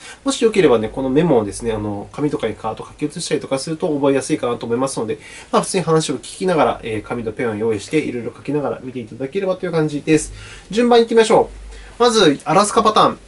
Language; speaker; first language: Japanese; native; Japanese